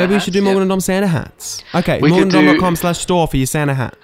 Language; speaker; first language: English; native; English